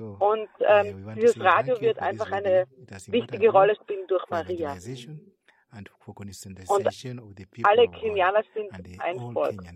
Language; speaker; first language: German; non-native, fluent; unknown